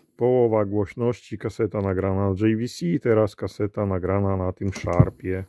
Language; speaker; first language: Polish; native; Polish